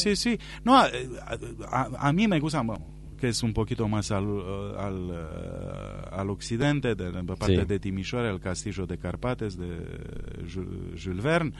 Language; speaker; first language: Spanish; non-native, fluent; Romanian